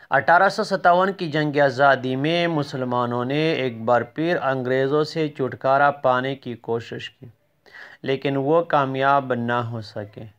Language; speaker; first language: Urdu; non-native, local second language; Pashto